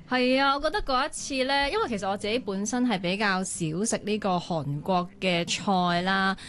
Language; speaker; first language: Cantonese; native; Cantonese